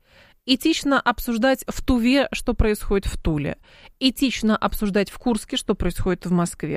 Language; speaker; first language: Russian; native; Russian